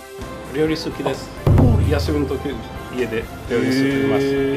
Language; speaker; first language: Japanese; non-native, fluent; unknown